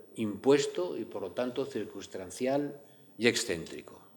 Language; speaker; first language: Spanish; native; Spanish